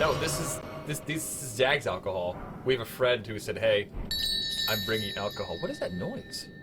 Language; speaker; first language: English; native; English